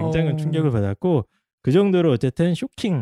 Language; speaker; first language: Korean; native; Korean